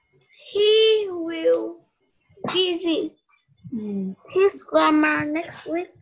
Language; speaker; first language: English; non-native, learner; Vietnamese